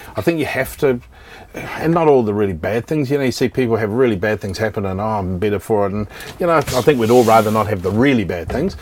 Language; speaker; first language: English; native; English